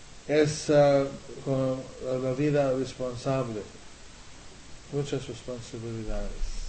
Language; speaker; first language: Spanish; non-native, learner; English